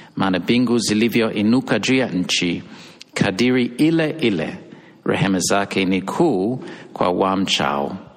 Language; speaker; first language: Swahili; non-native, fluent; English